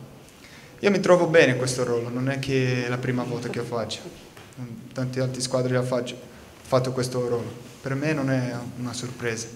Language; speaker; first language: Italian; non-native, fluent; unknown